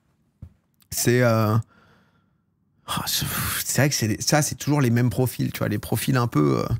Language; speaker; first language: French; native; French